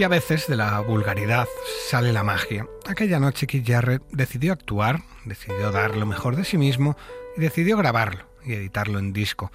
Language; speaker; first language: Spanish; native; Spanish